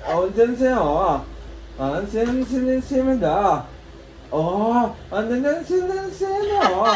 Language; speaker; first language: Korean; non-native, learner; Filipino